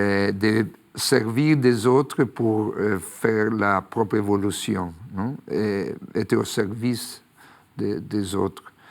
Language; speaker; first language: French; non-native, fluent; Spanish